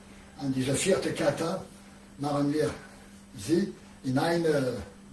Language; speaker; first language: German; non-native, learner; French